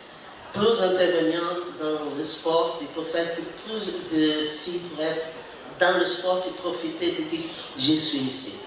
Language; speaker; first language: French; non-native, learner; Portuguese